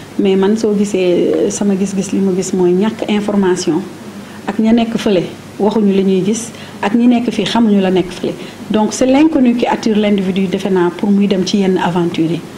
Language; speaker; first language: Wolof; native; Wolof